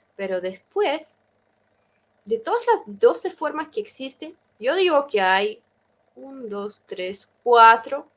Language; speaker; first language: Spanish; non-native, fluent; Russian